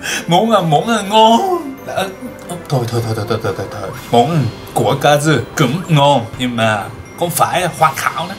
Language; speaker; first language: Vietnamese; non-native, learner; Japanese